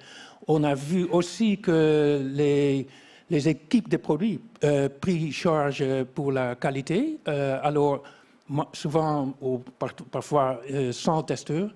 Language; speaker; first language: French; non-native, fluent; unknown